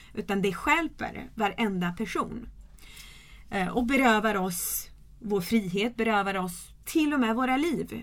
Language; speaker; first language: Swedish; early bilingual, other home language; Kurdish